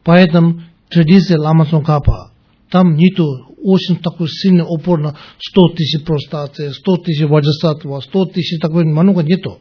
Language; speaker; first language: Russian; non-native, learner; Tibetan